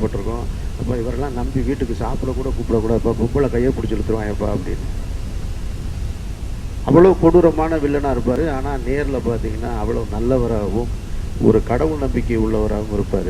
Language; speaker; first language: Tamil; native; Tamil